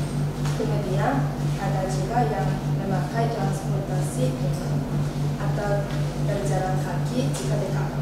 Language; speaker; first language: Indonesian; non-native, learner; Japanese